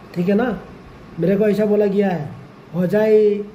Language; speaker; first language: Hindi; non-native, local second language; Assamese